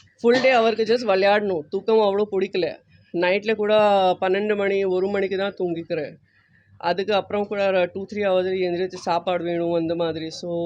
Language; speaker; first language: Tamil; non-native, learner; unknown